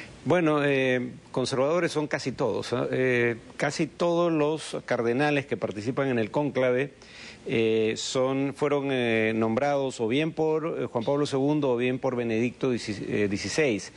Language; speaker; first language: Spanish; native; Spanish